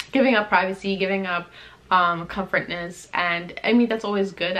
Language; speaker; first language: English; native; English